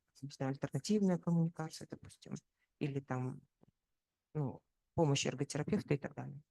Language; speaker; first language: Russian; native; Russian